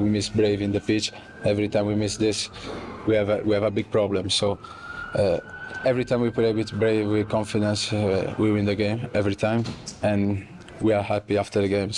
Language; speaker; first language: English; non-native, fluent; Italian